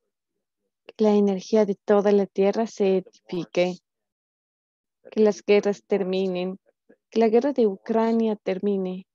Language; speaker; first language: Spanish; native; Spanish